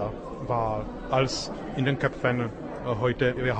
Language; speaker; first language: German; non-native, fluent; Czech